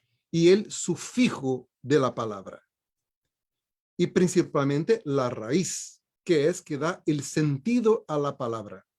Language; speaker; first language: Spanish; non-native, fluent; Portuguese